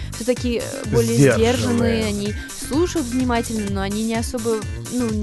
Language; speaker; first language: Russian; non-native, fluent; English